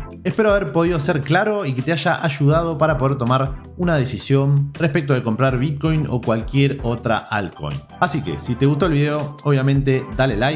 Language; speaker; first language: Spanish; native; Spanish